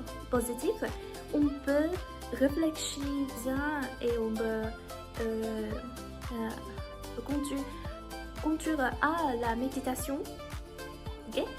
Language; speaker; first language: French; non-native, learner; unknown